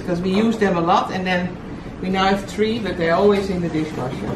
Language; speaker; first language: English; non-native, fluent; Dutch